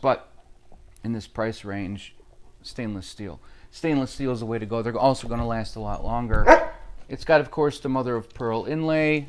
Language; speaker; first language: English; native; English